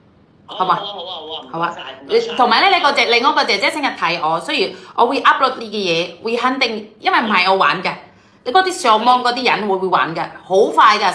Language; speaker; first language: Cantonese; non-native, fluent; Indonesian